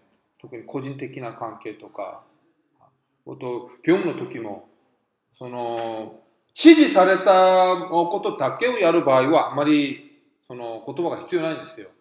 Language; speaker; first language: Japanese; non-native, fluent; Korean